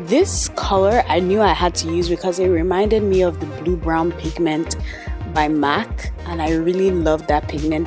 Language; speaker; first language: English; native; English